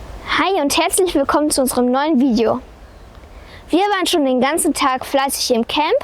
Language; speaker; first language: German; native; German